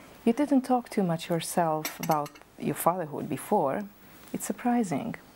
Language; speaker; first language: English; non-native, fluent; Slovak